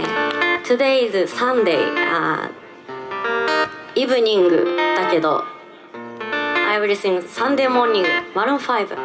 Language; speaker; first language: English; non-native, learner; Japanese